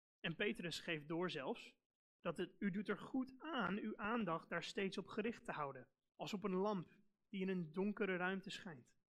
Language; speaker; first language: Dutch; non-native, fluent; English